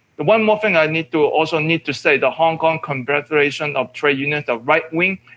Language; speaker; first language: English; non-native, local second language; Cantonese